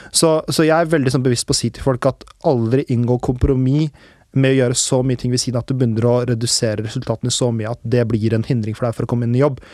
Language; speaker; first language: Norwegian; early bilingual, other home language; Urdu